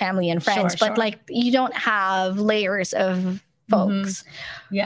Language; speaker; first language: English; non-native, local second language; Filipino